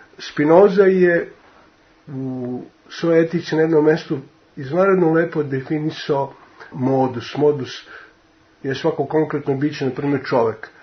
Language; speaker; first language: Serbian; native; Serbian